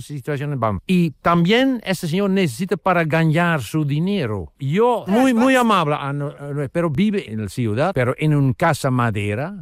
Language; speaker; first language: Spanish; non-native, learner; Dutch